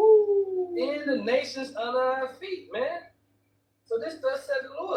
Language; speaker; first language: English; native; English